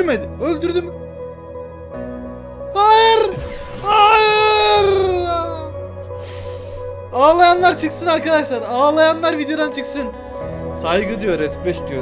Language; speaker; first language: Turkish; native; Turkish